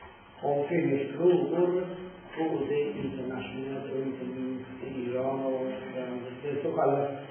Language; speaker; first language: Swedish; non-native, fluent; Persian